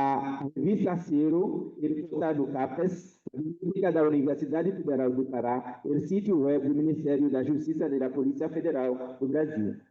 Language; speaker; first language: Portuguese; non-native, fluent; Haitian Creole